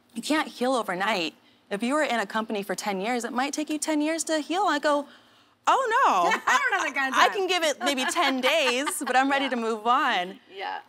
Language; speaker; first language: English; native; English